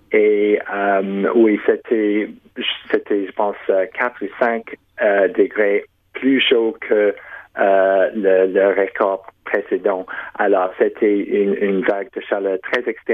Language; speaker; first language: French; non-native, local second language; English